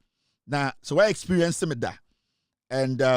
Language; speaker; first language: English; non-native, local second language; Akan